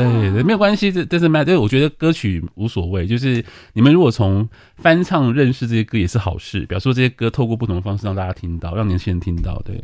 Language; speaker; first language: Chinese; native; Chinese